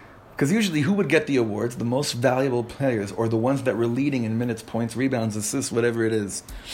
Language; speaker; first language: English; native; English